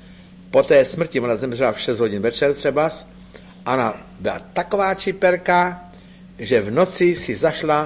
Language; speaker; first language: Czech; native; Czech